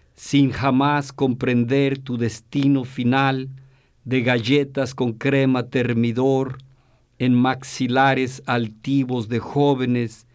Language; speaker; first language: English; non-native, fluent; Spanish